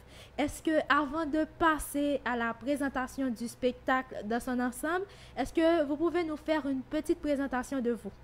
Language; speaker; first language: French; native; French